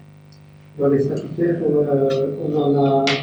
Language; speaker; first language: French; native; French